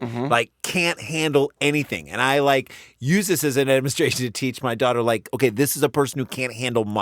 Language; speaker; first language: English; native; English